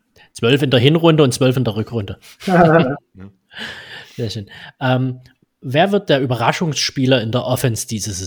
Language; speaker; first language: German; native; German